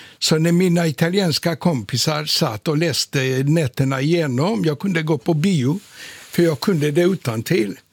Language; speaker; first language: Swedish; non-native, fluent; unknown